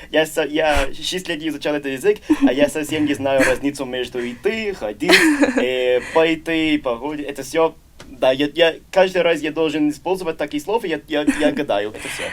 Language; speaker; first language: Russian; non-native, learner; English